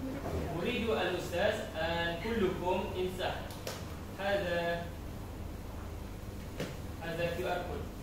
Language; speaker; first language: Arabic; non-native, learner; Malay